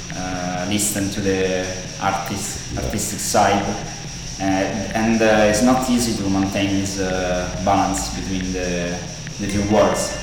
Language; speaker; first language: English; non-native, fluent; Italian